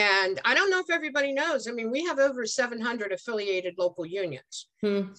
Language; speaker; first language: English; native; English